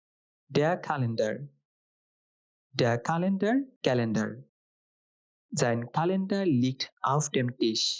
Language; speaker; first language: German; non-native, fluent; Bangla